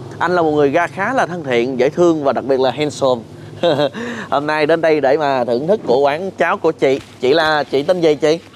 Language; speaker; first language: Vietnamese; native; Vietnamese